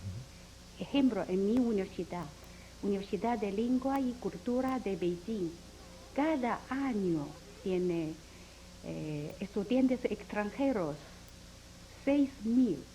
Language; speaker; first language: Spanish; non-native, learner; Chinese